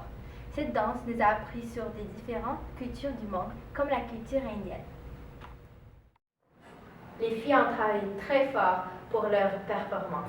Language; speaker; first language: French; non-native, learner; English